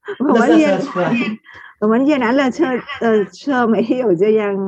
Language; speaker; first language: Chinese; non-native, fluent; Vietnamese